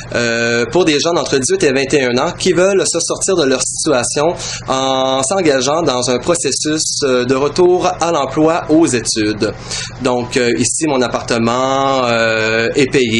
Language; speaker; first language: French; native; French